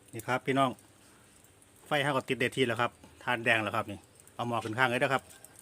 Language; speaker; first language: Thai; native; Thai